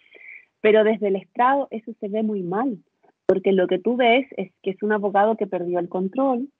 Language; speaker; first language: Spanish; native; Spanish